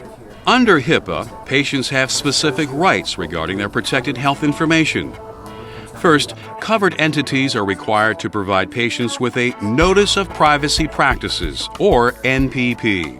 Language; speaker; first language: English; native; English